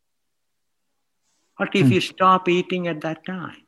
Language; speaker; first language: English; non-native, local second language; Malayalam